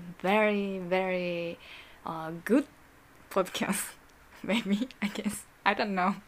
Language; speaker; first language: English; non-native, learner; Japanese